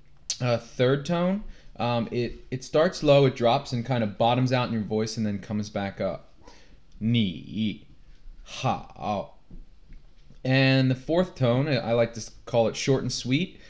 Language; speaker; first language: English; native; English